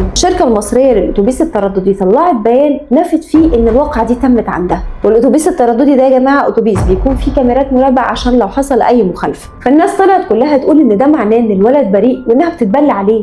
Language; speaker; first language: Arabic; native; Arabic